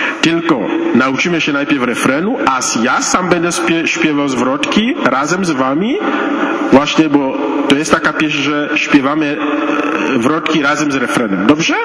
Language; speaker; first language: Polish; non-native, fluent; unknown